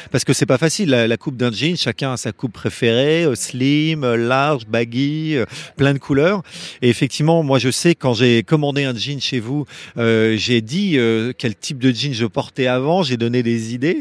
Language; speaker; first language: French; native; French